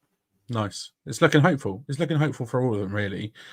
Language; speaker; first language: English; native; English